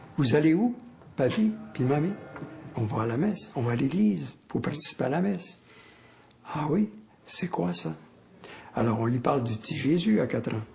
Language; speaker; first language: French; native; French